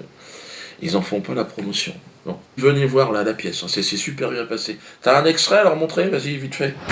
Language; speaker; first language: French; native; French